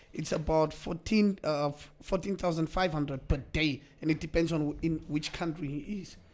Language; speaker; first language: English; non-native, local second language; Afrikaans